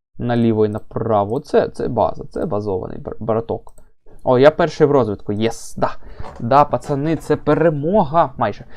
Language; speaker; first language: Ukrainian; non-native, local second language; Russian